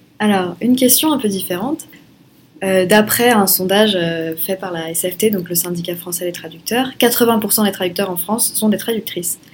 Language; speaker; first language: French; native; French